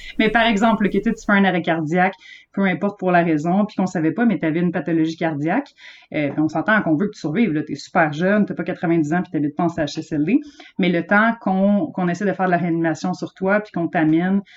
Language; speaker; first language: French; native; French